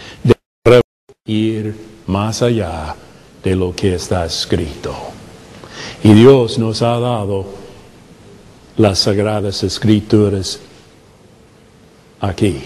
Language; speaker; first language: Spanish; non-native, fluent; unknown